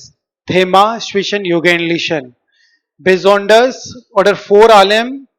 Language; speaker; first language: German; non-native, learner; Hindi